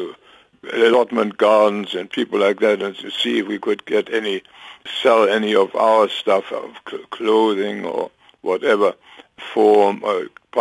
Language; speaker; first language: English; non-native, fluent; German